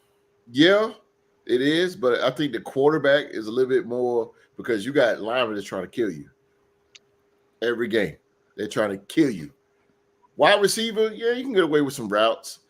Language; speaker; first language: English; native; English